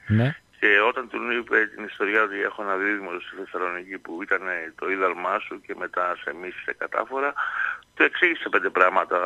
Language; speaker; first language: Greek; native; Greek